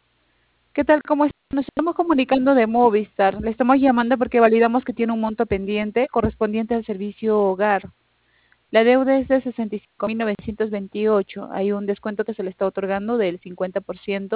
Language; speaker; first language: Spanish; native; Spanish